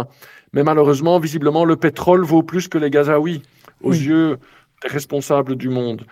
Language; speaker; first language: French; native; French